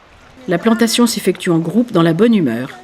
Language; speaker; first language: French; native; French